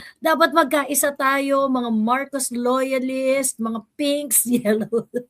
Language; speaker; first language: Filipino; native; Filipino